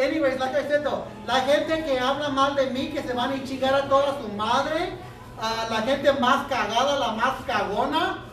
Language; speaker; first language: Spanish; early bilingual, heritage; Spanish